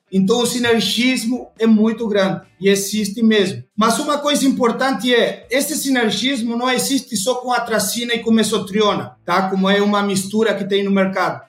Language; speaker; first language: Portuguese; non-native, fluent; Spanish